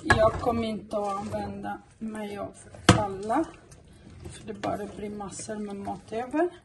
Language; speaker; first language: Swedish; non-native, learner; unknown